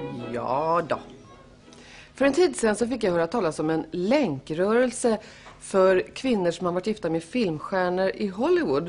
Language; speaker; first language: Swedish; native; Swedish